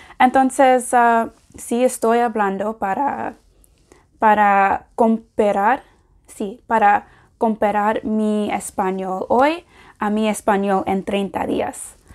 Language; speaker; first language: Spanish; non-native, learner; English